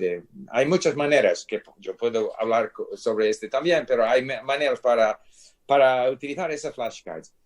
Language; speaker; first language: Spanish; non-native, fluent; English